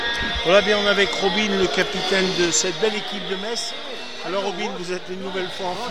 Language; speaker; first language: French; native; French